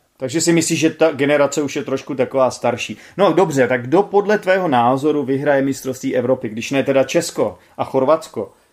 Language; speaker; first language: Czech; native; Czech